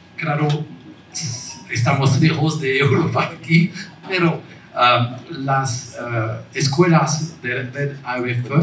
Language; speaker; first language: Spanish; non-native, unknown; French